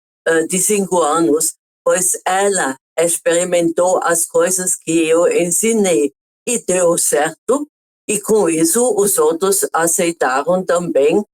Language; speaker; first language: Portuguese; non-native, fluent; German